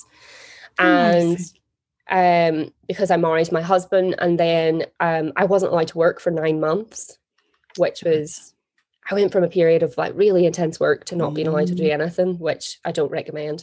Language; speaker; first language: English; native; English